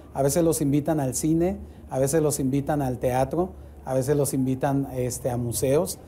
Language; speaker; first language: Spanish; native; Spanish